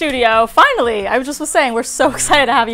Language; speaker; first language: English; native; English